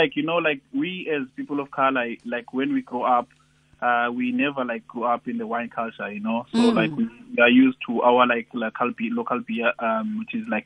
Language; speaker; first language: English; non-native, local second language; Xhosa